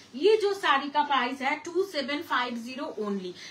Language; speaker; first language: Hindi; non-native, local second language; Bangla